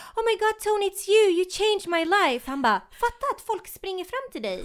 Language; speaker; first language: Swedish; early bilingual, other home language; Ukrainian